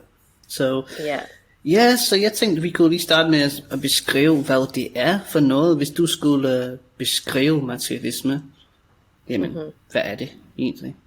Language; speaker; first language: Danish; native; Danish